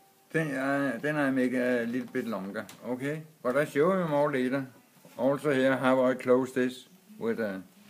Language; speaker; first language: English; non-native, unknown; Danish